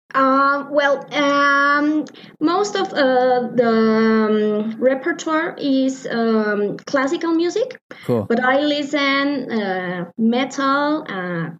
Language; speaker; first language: English; non-native, learner; Spanish